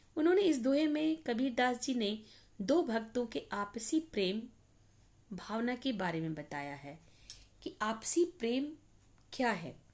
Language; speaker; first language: Hindi; native; Hindi